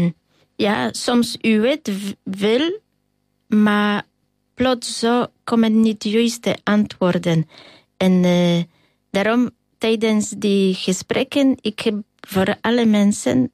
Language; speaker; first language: Dutch; non-native, fluent; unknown